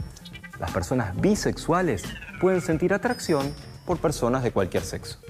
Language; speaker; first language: Spanish; native; Spanish